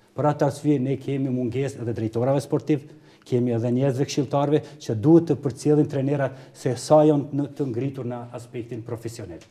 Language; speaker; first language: Albanian; native; Albanian